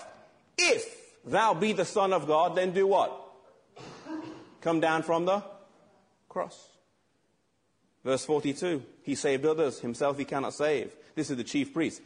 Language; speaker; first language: English; native; English